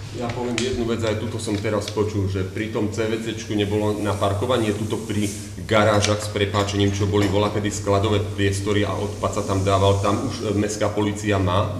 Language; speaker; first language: Slovak; native; Slovak